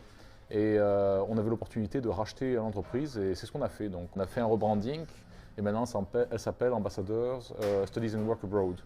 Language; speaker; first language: French; native; French